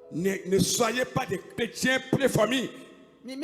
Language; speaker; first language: French; non-native, local second language; Ewe